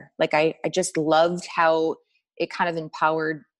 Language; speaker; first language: English; native; English